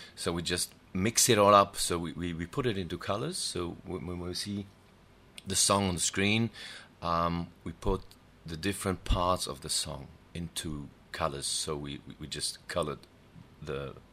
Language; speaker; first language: English; non-native, fluent; German